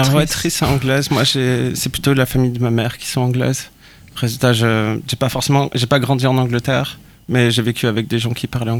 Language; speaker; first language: French; native; French